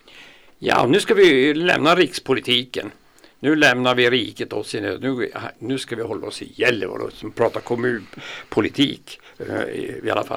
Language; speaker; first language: Swedish; native; Swedish